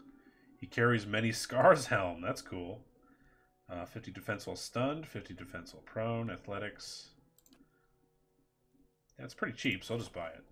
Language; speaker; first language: English; native; English